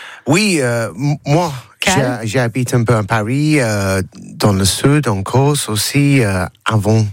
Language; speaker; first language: French; non-native, learner; English